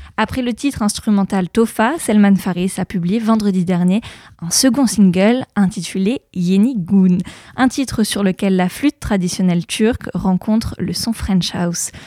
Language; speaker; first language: French; native; French